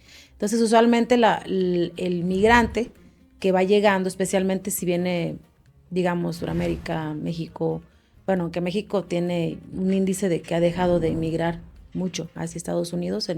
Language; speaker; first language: Spanish; native; Spanish